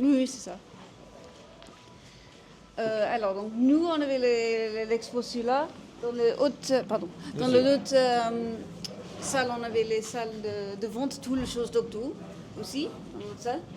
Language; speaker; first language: French; non-native, learner; English